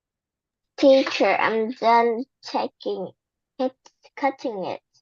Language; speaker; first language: English; non-native, learner; Vietnamese